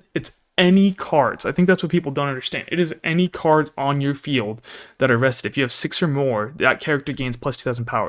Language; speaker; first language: English; native; English